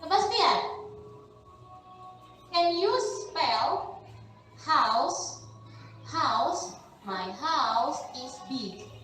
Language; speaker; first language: English; non-native, fluent; Indonesian